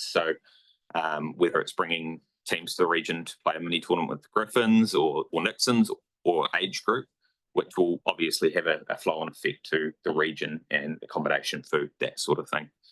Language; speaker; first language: English; native; English